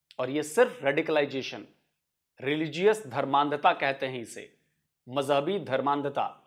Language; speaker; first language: Hindi; native; Hindi